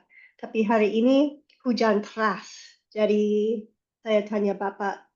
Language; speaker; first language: Indonesian; non-native, learner; English